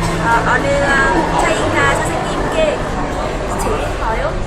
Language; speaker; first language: Korean; non-native, learner; Vietnamese